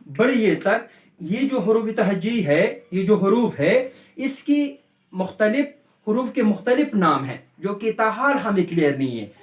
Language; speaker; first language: Urdu; native; Urdu